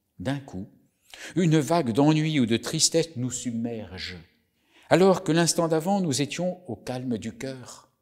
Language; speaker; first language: French; native; French